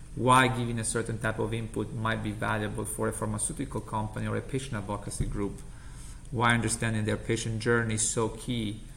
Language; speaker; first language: English; non-native, fluent; Italian